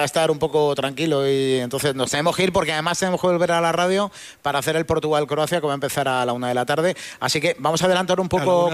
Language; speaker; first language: Spanish; native; Spanish